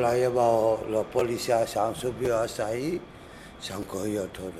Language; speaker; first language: Spanish; non-native, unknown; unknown